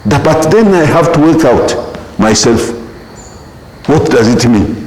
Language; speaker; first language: English; non-native, local second language; Swahili